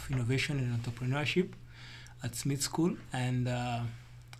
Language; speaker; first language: English; non-native, local second language; Kinyarwanda